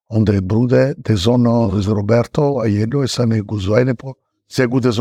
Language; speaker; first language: German; non-native, learner; Italian